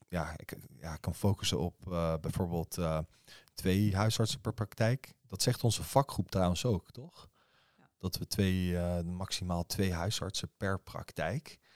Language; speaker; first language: Dutch; early bilingual, other home language; Persian